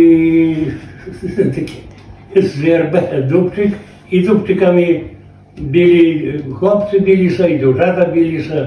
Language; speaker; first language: Polish; non-native, local second language; Belarusian